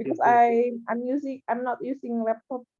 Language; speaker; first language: English; non-native, learner; Indonesian